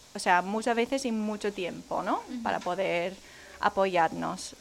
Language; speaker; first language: Spanish; non-native, fluent; English